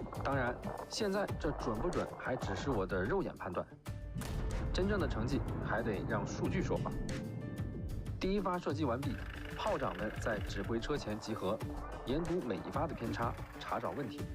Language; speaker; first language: Chinese; native; Chinese